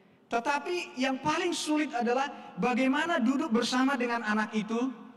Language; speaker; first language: Indonesian; non-native, local second language; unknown